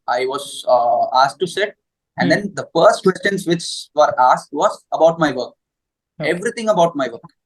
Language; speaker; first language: English; non-native, local second language; Hindi